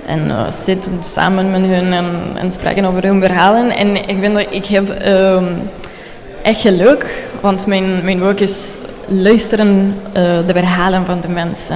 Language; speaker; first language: Dutch; non-native, learner; Spanish